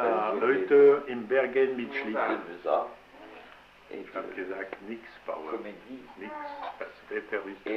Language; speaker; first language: German; non-native, learner; French